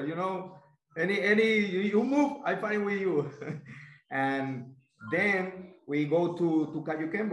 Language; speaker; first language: English; non-native, learner; Spanish